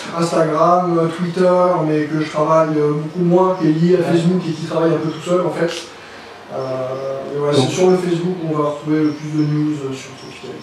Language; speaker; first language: French; native; French